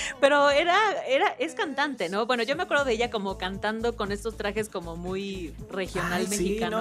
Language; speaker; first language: Spanish; native; Spanish